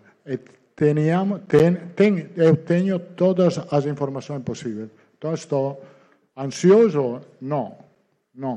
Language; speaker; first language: Portuguese; non-native, learner; Italian